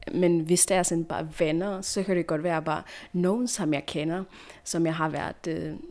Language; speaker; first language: Danish; non-native, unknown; Tigrinya